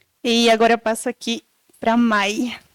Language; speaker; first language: Portuguese; non-native, learner; Spanish